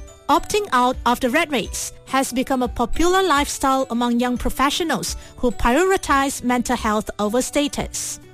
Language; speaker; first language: English; non-native, local second language; Chinese